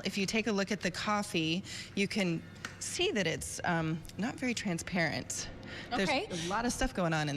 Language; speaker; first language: English; native; English